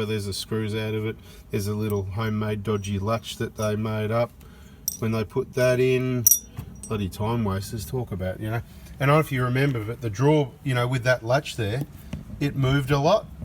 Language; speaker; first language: English; native; English